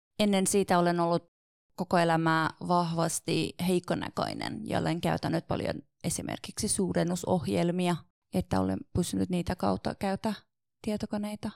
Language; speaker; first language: Finnish; non-native, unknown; Persian